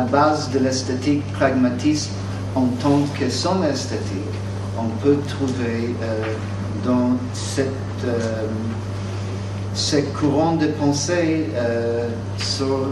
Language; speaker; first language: French; non-native, fluent; English